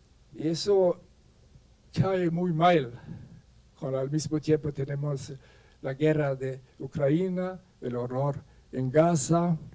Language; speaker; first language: Spanish; non-native, fluent; Swedish